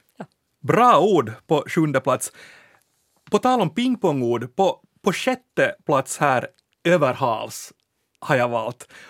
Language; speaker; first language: Swedish; native; Swedish